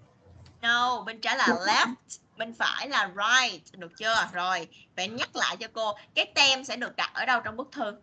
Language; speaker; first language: Vietnamese; native; Vietnamese